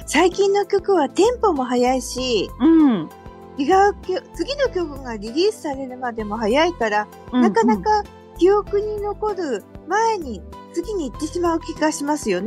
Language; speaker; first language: Japanese; native; Japanese